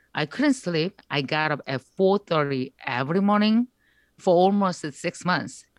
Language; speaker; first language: English; non-native, learner; Korean